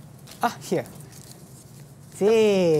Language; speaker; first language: German; non-native, learner; Malay